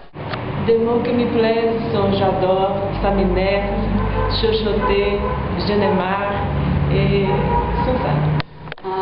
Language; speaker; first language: French; non-native, learner; Portuguese